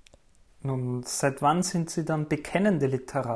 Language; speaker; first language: German; native; German